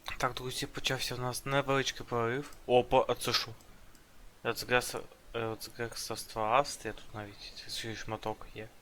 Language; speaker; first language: Ukrainian; non-native, local second language; Russian